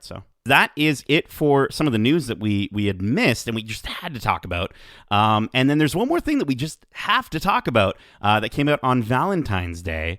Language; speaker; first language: English; native; English